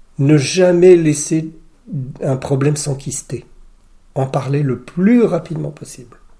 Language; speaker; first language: French; native; French